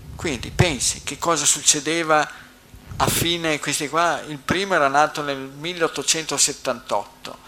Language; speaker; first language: Italian; native; Italian